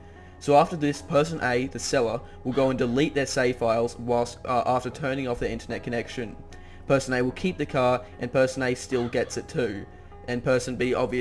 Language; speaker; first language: English; native; English